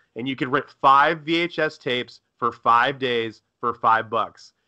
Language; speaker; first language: English; native; English